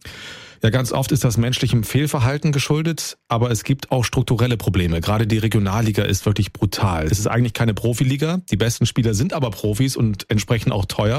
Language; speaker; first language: German; native; German